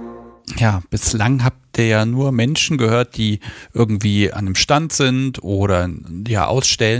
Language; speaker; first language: German; native; German